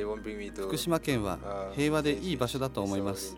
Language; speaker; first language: Japanese; non-native, fluent; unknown